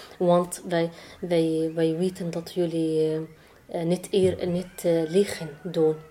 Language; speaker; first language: Dutch; non-native, learner; Arabic